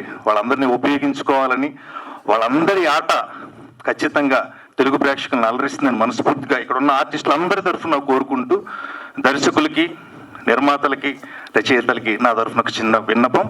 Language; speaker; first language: Telugu; native; Telugu